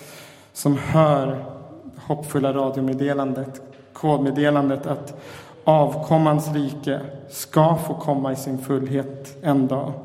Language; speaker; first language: Swedish; native; Swedish